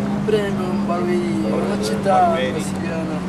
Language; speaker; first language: Italian; non-native, learner; Portuguese